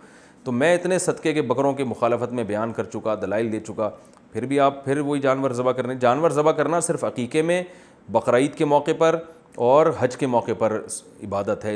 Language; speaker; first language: Urdu; native; Urdu